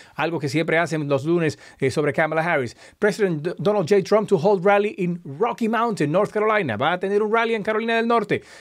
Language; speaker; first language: Spanish; native; Spanish